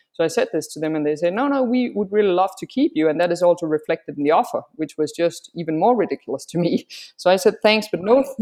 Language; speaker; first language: English; non-native, fluent; Danish